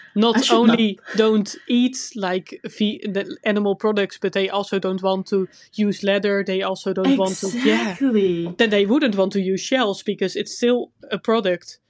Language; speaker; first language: English; non-native, fluent; Dutch